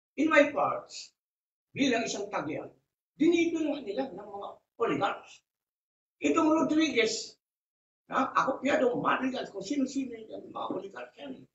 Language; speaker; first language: Filipino; non-native, local second language; Bikol